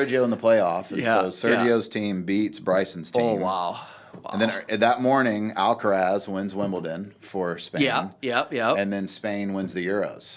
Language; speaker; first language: English; native; English